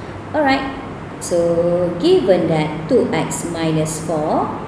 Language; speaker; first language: English; non-native, local second language; Malay